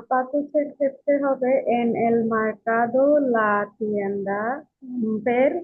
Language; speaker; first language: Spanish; non-native, learner; Bangla